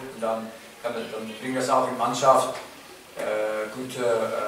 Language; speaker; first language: German; non-native, fluent; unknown